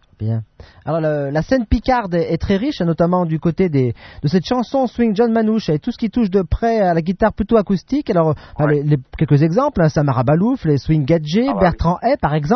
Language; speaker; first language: French; native; French